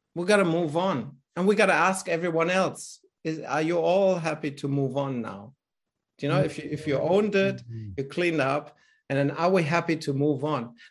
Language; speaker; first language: English; non-native, fluent; German